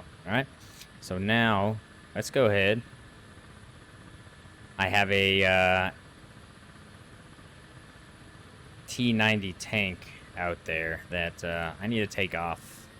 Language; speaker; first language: English; native; English